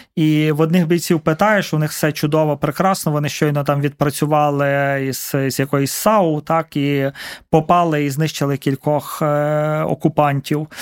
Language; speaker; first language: Ukrainian; native; Ukrainian